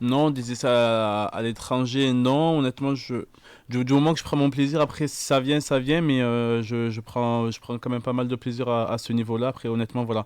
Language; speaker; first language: French; native; French